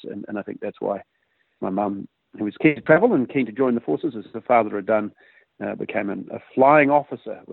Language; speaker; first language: English; native; English